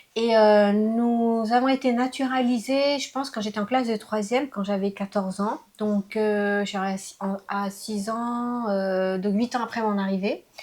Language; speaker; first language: French; early bilingual, other home language; Lao